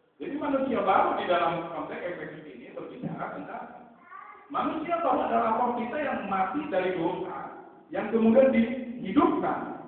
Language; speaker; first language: Indonesian; native; Indonesian